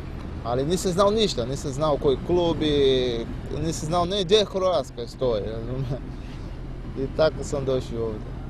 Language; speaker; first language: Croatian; non-native, learner; Portuguese